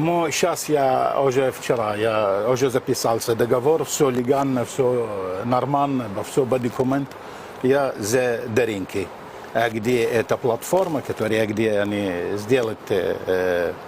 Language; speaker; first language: Ukrainian; non-native, learner; Arabic